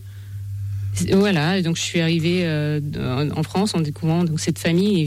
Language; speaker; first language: French; non-native, fluent; Russian